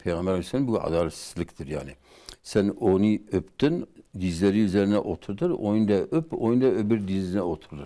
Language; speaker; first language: Turkish; non-native, local second language; Kurdish